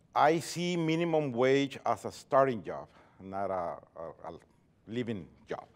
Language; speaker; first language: English; non-native, fluent; Spanish